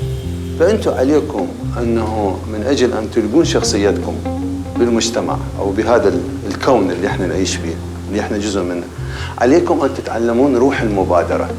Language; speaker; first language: Arabic; native; Arabic